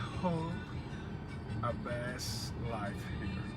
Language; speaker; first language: English; non-native, learner; Spanish